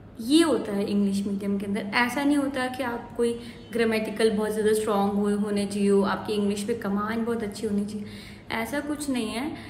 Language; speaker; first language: Hindi; native; Hindi